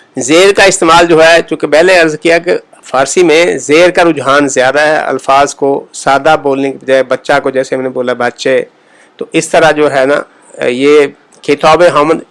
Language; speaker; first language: Urdu; native; Urdu